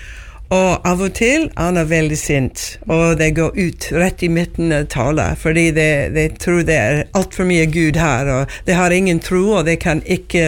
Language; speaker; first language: Norwegian; non-native, learner; English